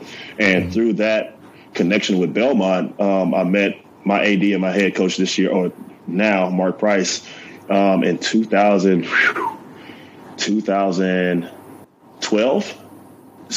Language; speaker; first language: English; native; English